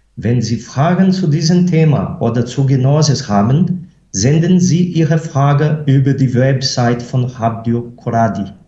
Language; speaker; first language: German; non-native, fluent; Portuguese